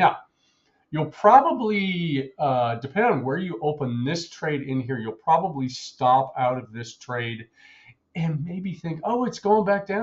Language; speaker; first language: English; native; English